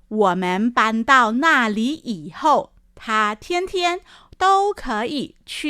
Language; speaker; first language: Chinese; non-native, fluent; Thai